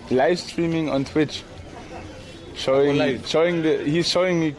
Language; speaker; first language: English; non-native, learner; German